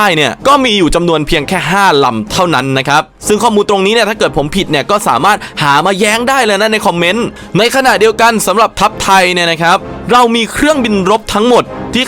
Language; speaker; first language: Thai; native; Thai